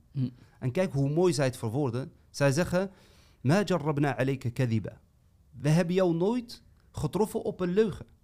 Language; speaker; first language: Dutch; native; Dutch